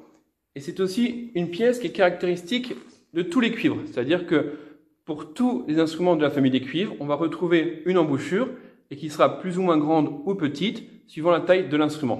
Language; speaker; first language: French; native; French